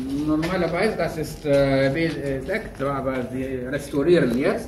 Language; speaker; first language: German; non-native, fluent; Arabic